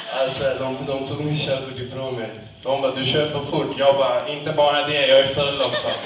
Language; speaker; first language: Swedish; early bilingual, other home language; Kurdish